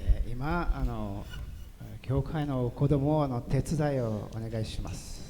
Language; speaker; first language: Japanese; early bilingual, heritage; Portuguese